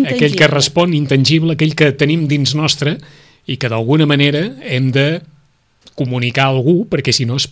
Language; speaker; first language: Catalan; native; Catalan